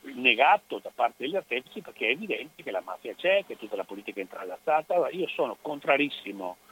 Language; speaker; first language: Italian; native; Italian